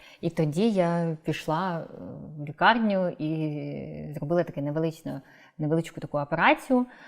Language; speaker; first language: Ukrainian; non-native, local second language; Crimean Tatar